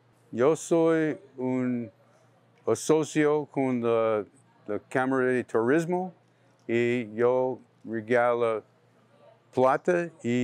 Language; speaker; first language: Spanish; non-native, learner; English